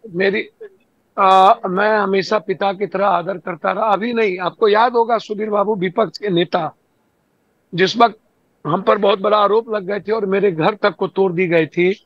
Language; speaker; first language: Hindi; native; Hindi